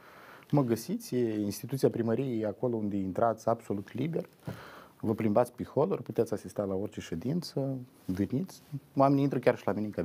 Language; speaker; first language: Romanian; native; Romanian